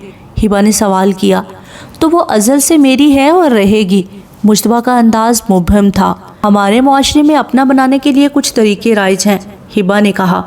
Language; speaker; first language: Urdu; native; Urdu